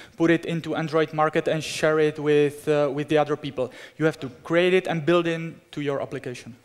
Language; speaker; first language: English; non-native, fluent; Czech